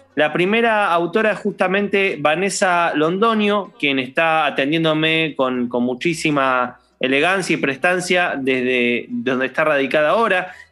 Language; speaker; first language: Spanish; native; Spanish